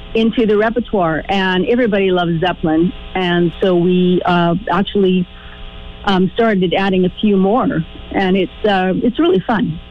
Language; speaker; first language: English; native; English